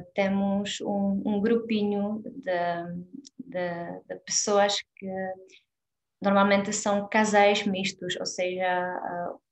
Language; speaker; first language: Portuguese; non-native, fluent; Czech